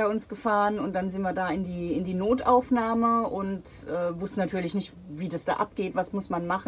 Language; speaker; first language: German; native; German